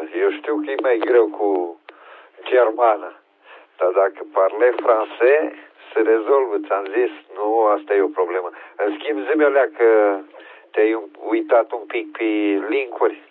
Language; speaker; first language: Romanian; native; Romanian